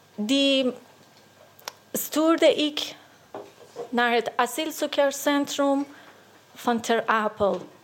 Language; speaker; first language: Dutch; non-native, learner; Persian